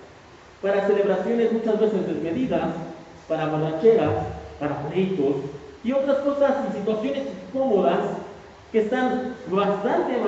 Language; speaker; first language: Spanish; native; Spanish